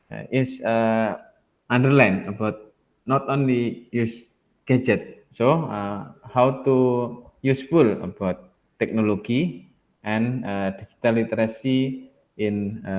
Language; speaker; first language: English; non-native, learner; Indonesian